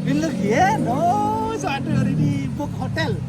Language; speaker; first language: English; non-native, learner; Indonesian